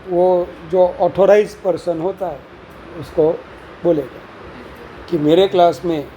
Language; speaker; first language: Hindi; non-native, local second language; Gujarati